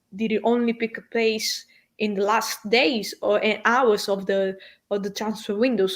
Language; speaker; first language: English; non-native, fluent; Italian